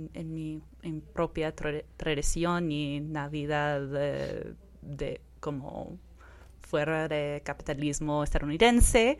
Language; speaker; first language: Spanish; non-native, fluent; English